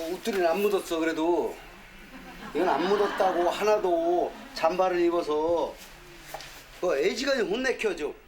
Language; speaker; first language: Korean; native; Korean